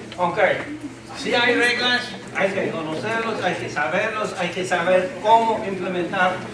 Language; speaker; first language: Spanish; non-native, fluent; English